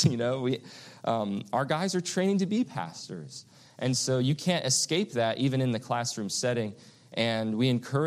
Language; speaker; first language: English; native; English